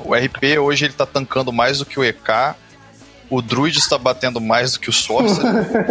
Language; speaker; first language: Portuguese; native; Portuguese